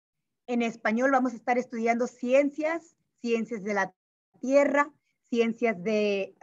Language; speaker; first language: Spanish; early bilingual, heritage; Spanish